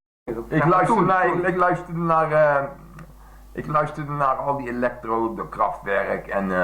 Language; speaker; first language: Dutch; native; Dutch